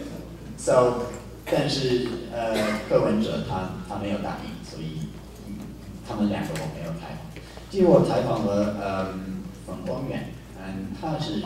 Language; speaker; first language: Chinese; non-native, fluent; English